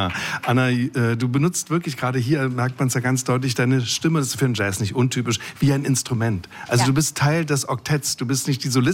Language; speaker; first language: German; native; German